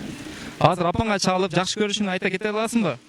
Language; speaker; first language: Kyrgyz; native; Kyrgyz